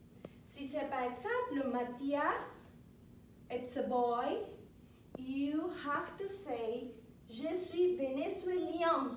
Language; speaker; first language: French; non-native, fluent; Spanish